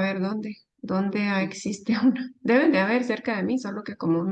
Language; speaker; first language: Spanish; native; Spanish